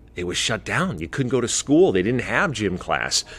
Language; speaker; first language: English; native; English